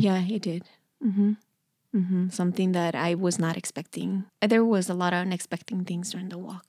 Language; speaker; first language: English; non-native, fluent; Spanish